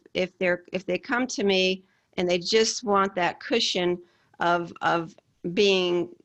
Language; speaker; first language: English; native; English